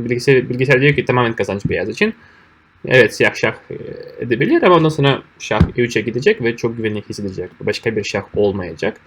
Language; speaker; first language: Turkish; non-native, fluent; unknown